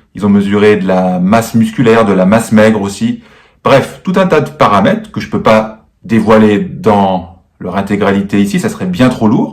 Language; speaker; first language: French; native; French